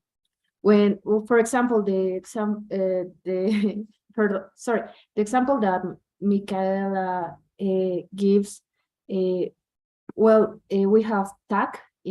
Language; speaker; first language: English; non-native, learner; Spanish